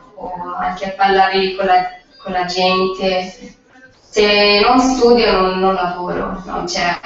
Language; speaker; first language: Italian; non-native, learner; Arabic